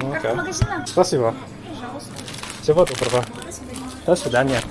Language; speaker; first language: Russian; non-native, learner; English